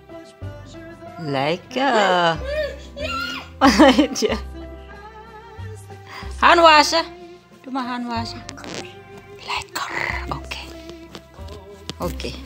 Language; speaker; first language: Dutch; non-native, learner; Indonesian